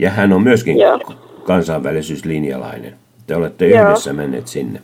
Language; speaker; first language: Finnish; native; Finnish